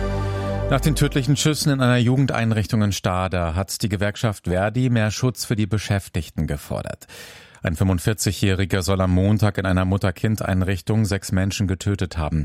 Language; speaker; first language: German; native; German